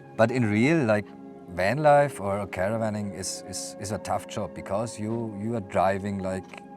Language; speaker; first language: English; non-native, fluent; German